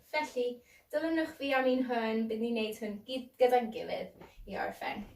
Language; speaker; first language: Welsh; non-native, local second language; English